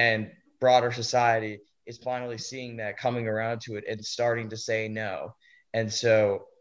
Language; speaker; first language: English; native; English